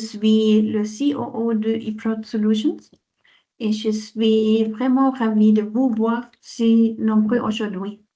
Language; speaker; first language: French; non-native, fluent; Dutch